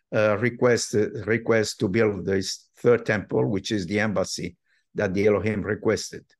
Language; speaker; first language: English; non-native, fluent; Arabic